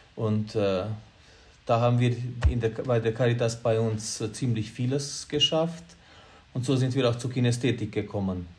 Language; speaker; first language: German; non-native, fluent; Hungarian